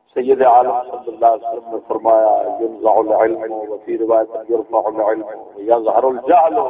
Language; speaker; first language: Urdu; non-native, local second language; Punjabi